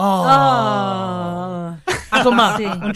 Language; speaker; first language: Spanish; non-native, fluent; German